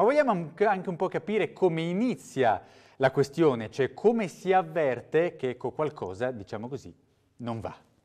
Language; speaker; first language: Italian; native; Italian